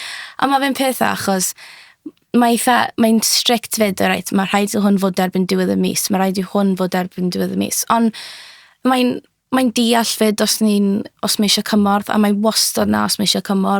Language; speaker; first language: Welsh; native; Welsh